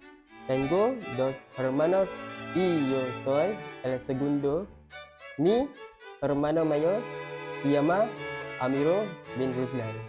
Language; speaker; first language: Spanish; non-native, learner; Malay